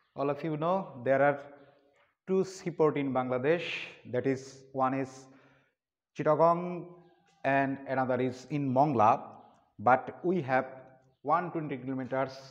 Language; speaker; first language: English; non-native, local second language; Bangla